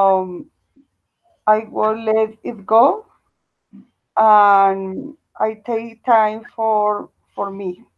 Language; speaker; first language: English; non-native, learner; Spanish